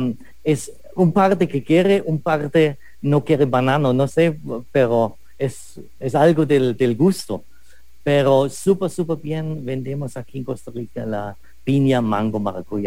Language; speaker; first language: Spanish; non-native, fluent; German